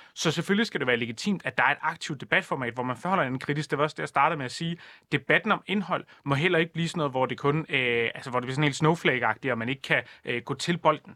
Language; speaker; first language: Danish; native; Danish